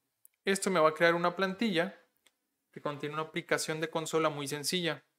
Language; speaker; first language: Spanish; native; Spanish